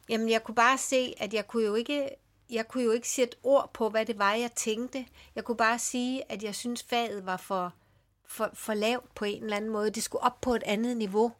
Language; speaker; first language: Danish; early bilingual, other home language; Swedish